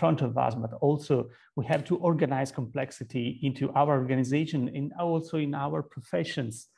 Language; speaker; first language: English; non-native, fluent; Italian